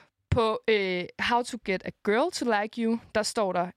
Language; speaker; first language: Danish; native; Danish